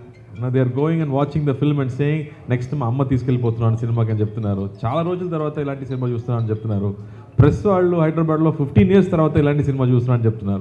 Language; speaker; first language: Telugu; non-native, fluent; Tamil